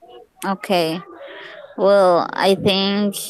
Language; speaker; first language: English; non-native, learner; Spanish